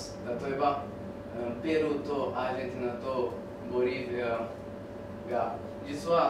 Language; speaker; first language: Japanese; non-native, learner; Portuguese